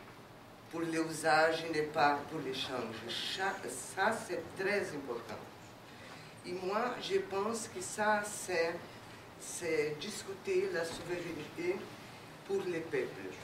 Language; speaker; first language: French; non-native, fluent; Portuguese